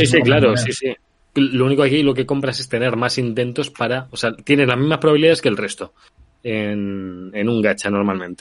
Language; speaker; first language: Spanish; native; Spanish